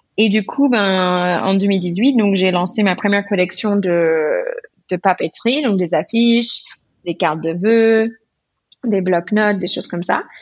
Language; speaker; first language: French; non-native, fluent; English